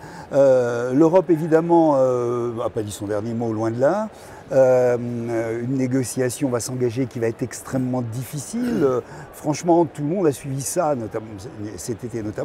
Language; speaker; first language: French; native; French